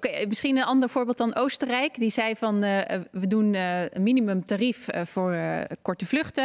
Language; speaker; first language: Dutch; native; Dutch